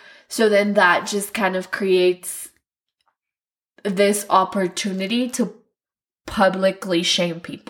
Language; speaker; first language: English; non-native, fluent; Spanish